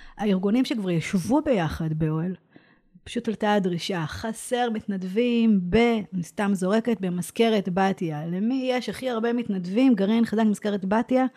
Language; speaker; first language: Hebrew; native; Hebrew